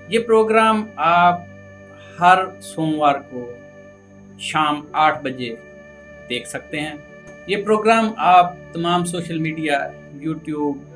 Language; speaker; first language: Urdu; non-native, local second language; Punjabi